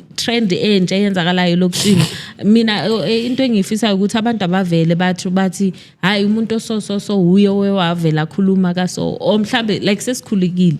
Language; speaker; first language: Zulu; native; Zulu